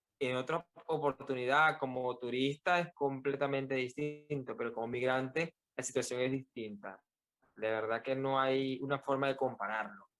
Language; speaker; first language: Spanish; native; Spanish